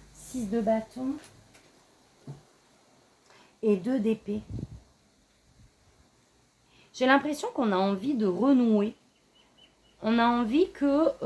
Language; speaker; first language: French; native; French